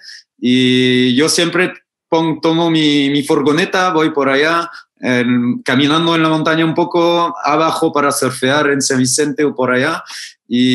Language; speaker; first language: Spanish; non-native, fluent; French